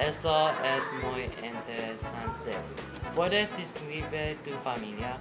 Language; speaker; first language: Spanish; non-native, learner; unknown